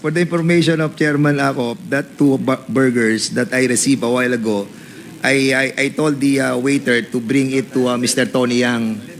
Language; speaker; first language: English; non-native, local second language; Filipino